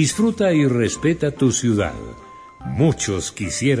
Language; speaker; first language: Spanish; native; Spanish